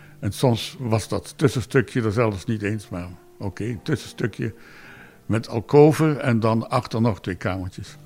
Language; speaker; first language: Dutch; native; Dutch